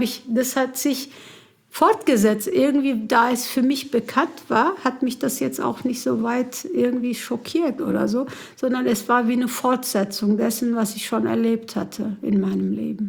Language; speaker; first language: German; early bilingual, other home language; Kurdish